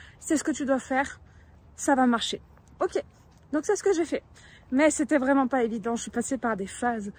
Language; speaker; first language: French; native; French